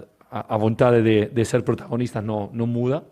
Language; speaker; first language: Portuguese; non-native, learner; Spanish